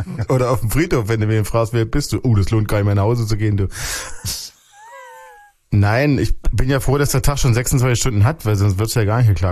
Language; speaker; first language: German; native; German